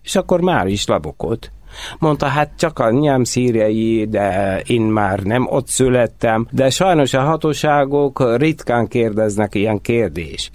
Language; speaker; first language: Hungarian; non-native, fluent; Arabic